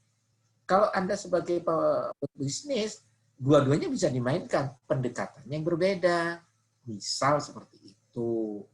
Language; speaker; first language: Indonesian; non-native, local second language; Javanese